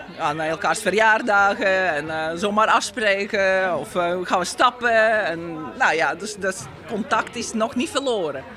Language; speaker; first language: Dutch; non-native, fluent; Latvian